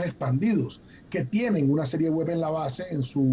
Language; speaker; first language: Spanish; native; Spanish